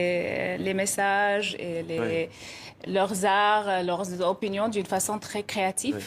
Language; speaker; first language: French; non-native, fluent; Arabic